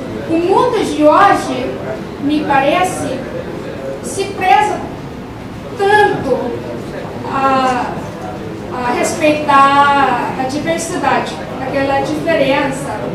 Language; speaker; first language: Portuguese; non-native, fluent; Korean